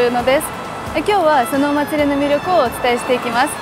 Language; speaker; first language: Japanese; non-native, fluent; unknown